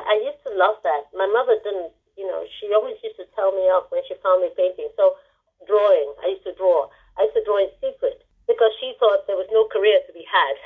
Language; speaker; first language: English; non-native, local second language; Igbo